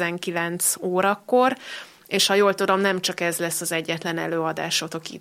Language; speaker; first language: Hungarian; native; Hungarian